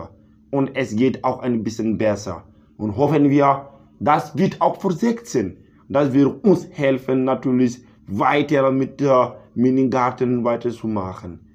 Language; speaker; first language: German; non-native, learner; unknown